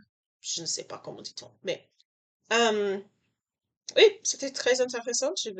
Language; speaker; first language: French; non-native, learner; English